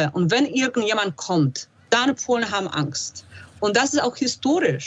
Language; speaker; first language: German; non-native, fluent; Polish